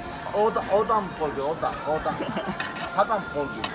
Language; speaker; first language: Korean; non-native, learner; Turkish